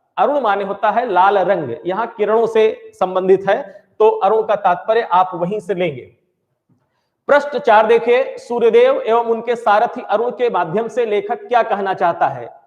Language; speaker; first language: Hindi; native; Hindi